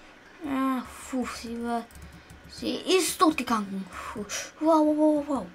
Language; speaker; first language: German; early bilingual, other home language; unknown